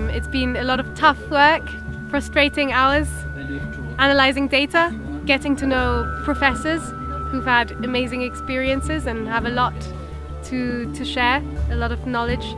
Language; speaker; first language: English; non-native, fluent; Dutch